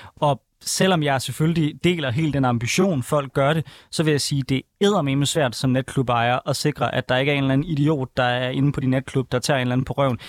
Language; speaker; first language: Danish; native; Danish